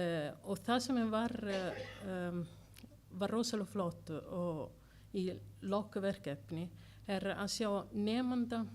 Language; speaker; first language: Icelandic; non-native, learner; Italian